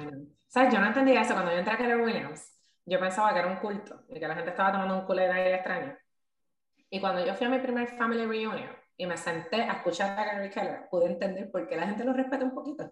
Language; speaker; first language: Spanish; native; Spanish